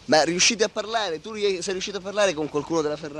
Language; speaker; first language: Italian; native; Italian